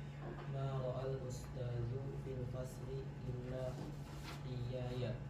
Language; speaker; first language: Arabic; non-native, learner; Indonesian